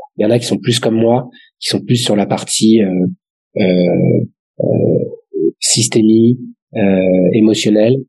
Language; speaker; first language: French; native; French